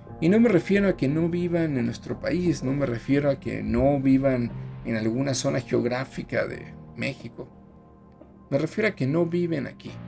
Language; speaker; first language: Spanish; native; Spanish